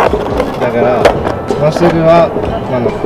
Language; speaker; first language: Japanese; non-native, fluent; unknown